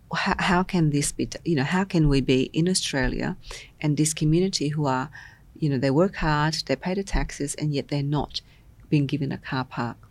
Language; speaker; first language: English; non-native, local second language; Vietnamese